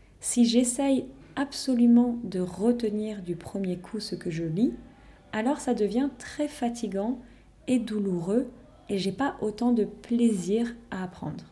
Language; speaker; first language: French; native; French